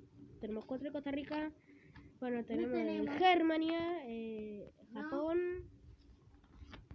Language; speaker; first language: Spanish; native; Spanish